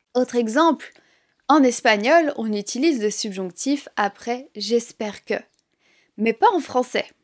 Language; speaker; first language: French; native; French